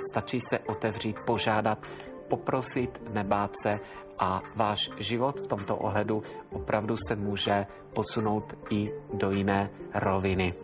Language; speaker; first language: Czech; native; Czech